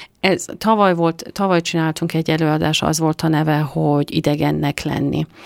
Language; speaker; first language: Hungarian; non-native, fluent; Persian